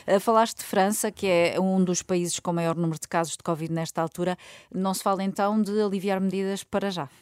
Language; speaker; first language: Portuguese; native; Portuguese